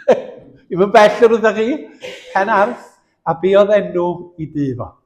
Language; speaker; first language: Welsh; native; Welsh